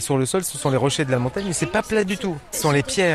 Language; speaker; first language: French; native; French